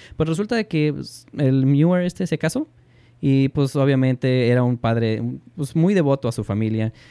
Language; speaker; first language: Spanish; early bilingual, heritage; Spanish